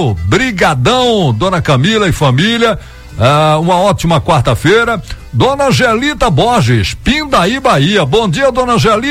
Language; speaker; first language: Portuguese; native; Portuguese